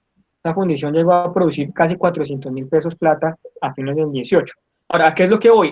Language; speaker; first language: Spanish; native; Spanish